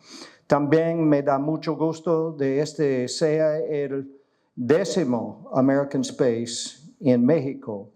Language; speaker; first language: Spanish; non-native, learner; English